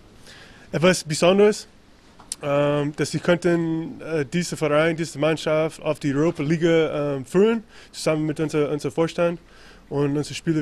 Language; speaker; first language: German; non-native, learner; English